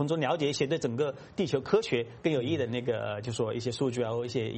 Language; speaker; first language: Chinese; native; Chinese